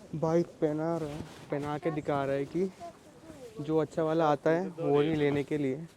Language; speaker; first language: Hindi; non-native, local second language; Telugu